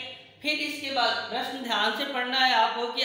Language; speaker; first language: Hindi; native; Hindi